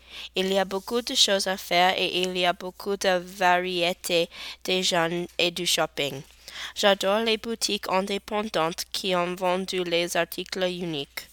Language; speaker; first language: French; non-native, learner; English